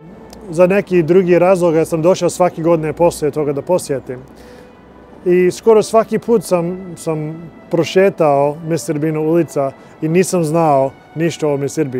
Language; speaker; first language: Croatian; non-native, learner; English